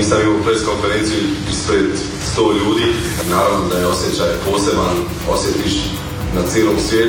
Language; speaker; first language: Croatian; early bilingual, heritage; Croatian